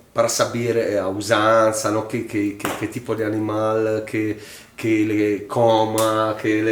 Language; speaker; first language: Portuguese; non-native, fluent; Italian